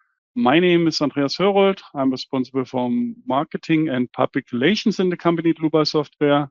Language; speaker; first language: English; non-native, fluent; German